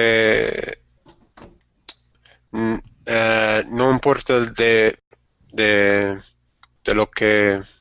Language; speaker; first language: Spanish; non-native, learner; English